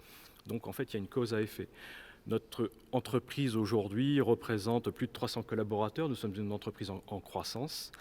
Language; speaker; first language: French; native; French